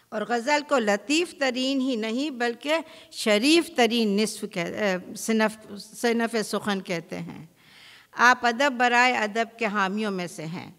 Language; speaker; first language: Urdu; native; Urdu